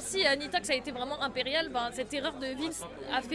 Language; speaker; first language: French; native; French